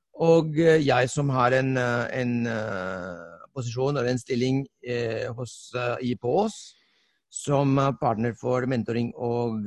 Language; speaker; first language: Norwegian; non-native, fluent; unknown